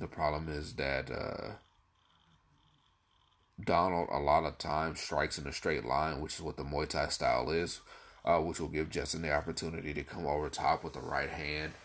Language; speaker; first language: English; native; English